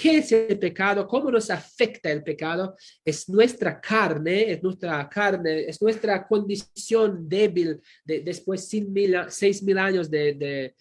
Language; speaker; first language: Spanish; non-native, fluent; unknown